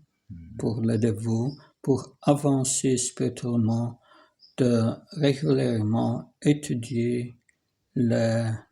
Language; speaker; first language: French; non-native, fluent; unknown